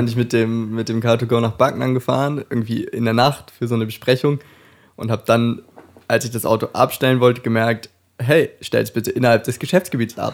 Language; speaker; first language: German; native; German